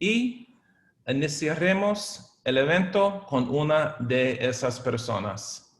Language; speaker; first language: Spanish; non-native, fluent; English